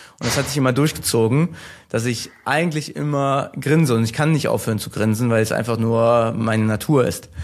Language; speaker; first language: German; early bilingual, other home language; Turkish